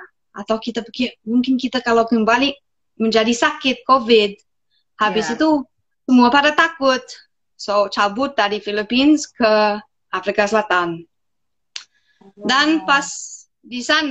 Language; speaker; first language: Indonesian; non-native, fluent; English